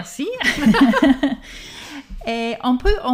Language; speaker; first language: French; non-native, fluent; English